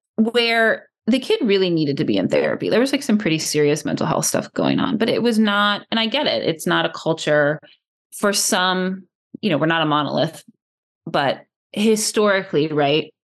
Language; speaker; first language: English; early bilingual, other home language; Spanish